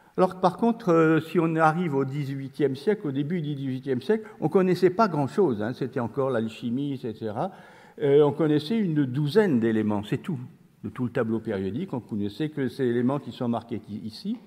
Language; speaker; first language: French; native; French